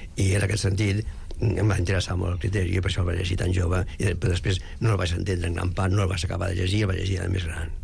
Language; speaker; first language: Catalan; non-native, local second language; Spanish